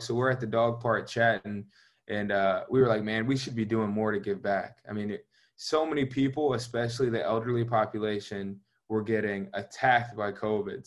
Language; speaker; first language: English; native; English